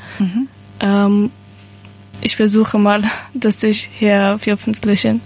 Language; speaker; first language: German; non-native, learner; Persian